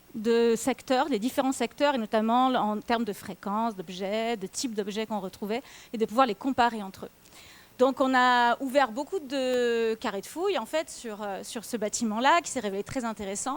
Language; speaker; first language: French; native; French